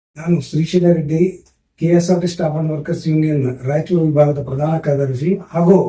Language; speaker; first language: Kannada; native; Kannada